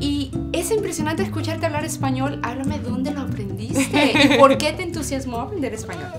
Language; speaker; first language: Spanish; native; Spanish